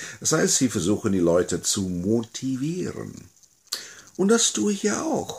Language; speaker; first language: German; non-native, fluent; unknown